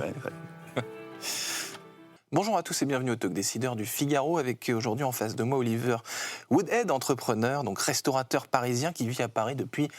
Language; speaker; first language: French; native; French